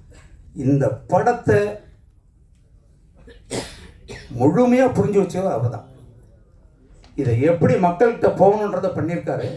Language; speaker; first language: Tamil; native; Tamil